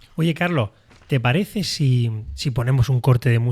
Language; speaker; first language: Spanish; native; Spanish